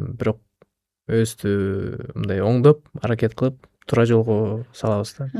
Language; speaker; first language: Kyrgyz; non-native, local second language; Russian